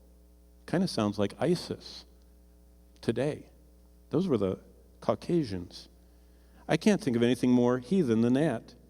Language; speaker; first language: English; native; English